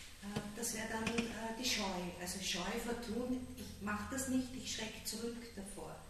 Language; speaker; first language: German; native; German